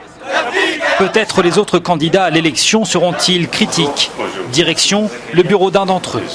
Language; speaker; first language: French; native; French